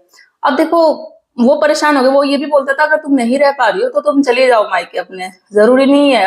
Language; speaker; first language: Hindi; native; Hindi